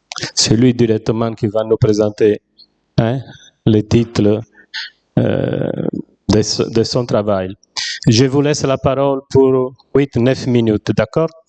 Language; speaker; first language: French; non-native, fluent; Italian